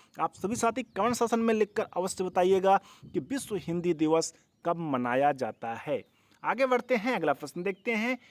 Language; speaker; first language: Hindi; native; Hindi